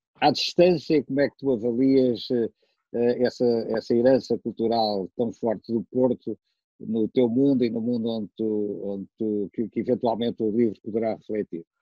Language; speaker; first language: Portuguese; native; Portuguese